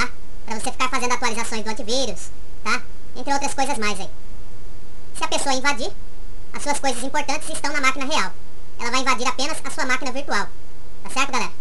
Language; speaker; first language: Portuguese; native; Portuguese